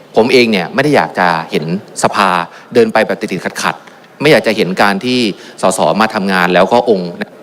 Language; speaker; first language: Thai; native; Thai